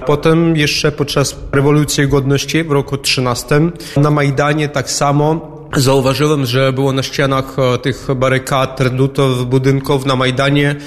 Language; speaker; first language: Polish; non-native, fluent; Ukrainian